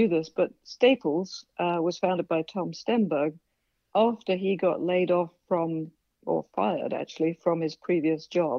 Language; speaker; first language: English; native; English